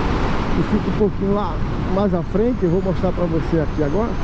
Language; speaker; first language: Portuguese; native; Portuguese